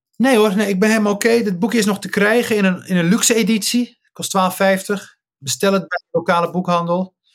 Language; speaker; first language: Dutch; early bilingual, other home language; Riffian